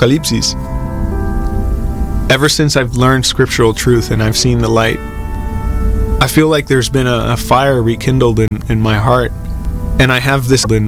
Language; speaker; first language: English; non-native, fluent; Spanish